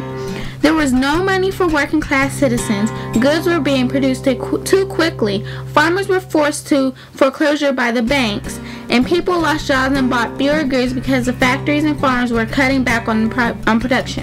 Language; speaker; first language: English; native; English